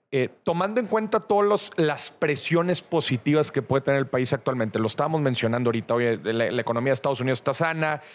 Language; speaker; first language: Spanish; native; Spanish